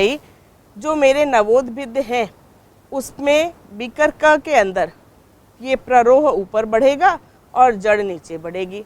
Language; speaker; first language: Hindi; native; Hindi